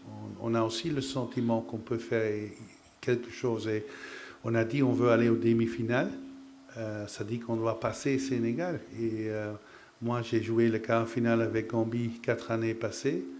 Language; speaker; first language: French; non-native, fluent; Dutch